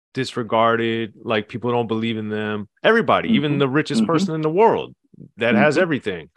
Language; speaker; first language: English; native; English